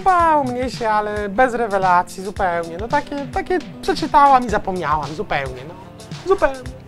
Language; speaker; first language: Polish; native; Polish